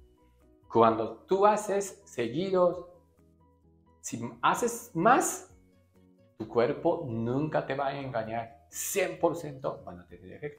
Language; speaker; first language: Spanish; non-native, learner; Japanese